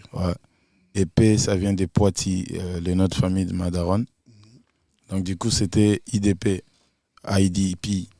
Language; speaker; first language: French; non-native, local second language; Lingala